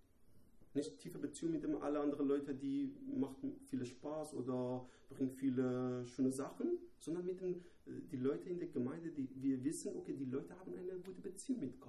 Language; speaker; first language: German; non-native, learner; Persian